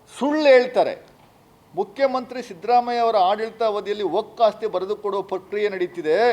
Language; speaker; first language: Kannada; native; Kannada